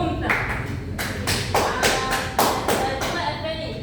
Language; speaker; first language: Arabic; non-native, learner; Malay